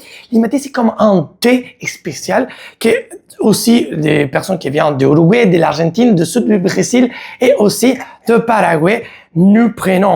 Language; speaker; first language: French; non-native, learner; Spanish